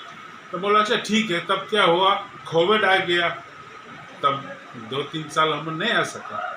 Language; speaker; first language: Hindi; non-native, learner; English